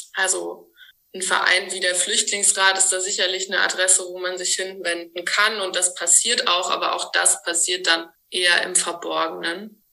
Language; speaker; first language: German; native; German